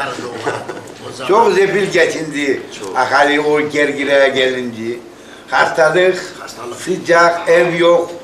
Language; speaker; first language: Turkish; early bilingual, heritage; Turkish